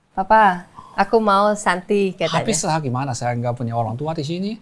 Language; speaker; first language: Indonesian; non-native, learner; Chinese